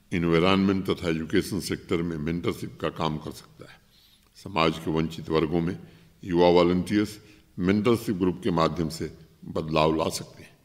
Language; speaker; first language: Hindi; native; Hindi